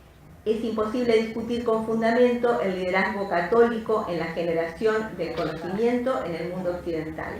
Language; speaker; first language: Spanish; native; Spanish